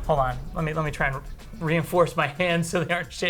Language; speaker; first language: English; native; English